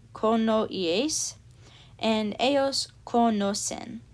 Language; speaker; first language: Spanish; non-native, learner; English